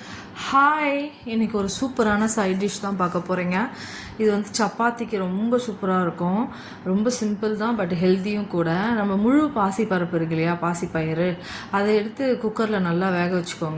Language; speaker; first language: Tamil; native; Tamil